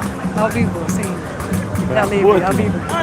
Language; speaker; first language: Portuguese; non-native, learner; English